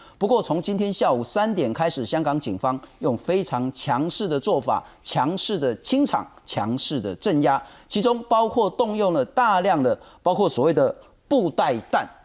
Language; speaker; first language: Chinese; native; Chinese